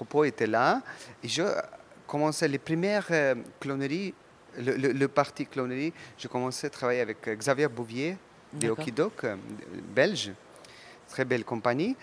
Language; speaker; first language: French; non-native, learner; Russian